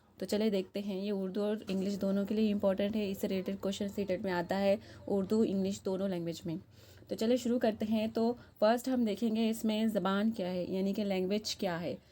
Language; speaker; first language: Urdu; native; Urdu